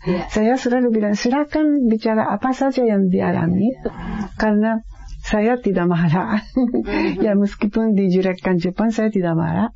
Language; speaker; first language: Indonesian; non-native, fluent; Japanese